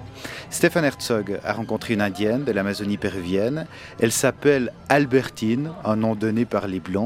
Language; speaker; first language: French; native; French